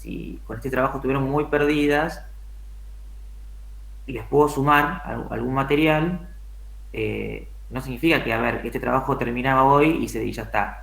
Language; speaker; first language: Spanish; native; Spanish